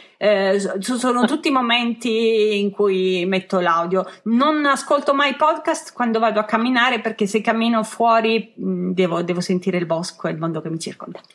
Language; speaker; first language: Italian; native; Italian